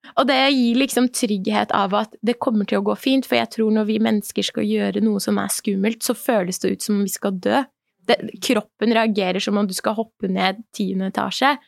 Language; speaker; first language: Norwegian; early bilingual, other home language; Persian